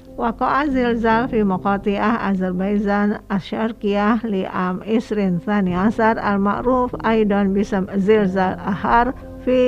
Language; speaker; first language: Arabic; non-native, fluent; Indonesian